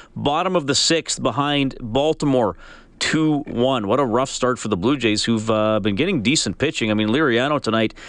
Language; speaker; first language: English; native; English